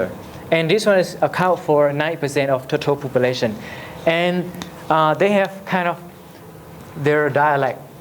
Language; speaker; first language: English; non-native, learner; Lao